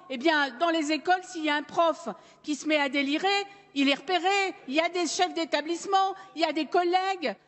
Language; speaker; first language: French; native; French